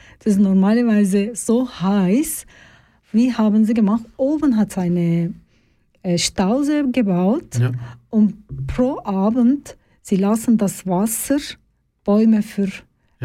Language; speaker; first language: German; non-native, learner; Turkish